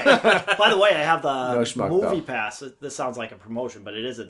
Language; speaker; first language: English; native; English